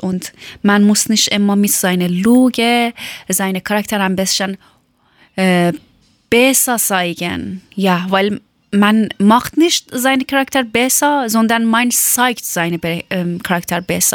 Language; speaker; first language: German; non-native, learner; Persian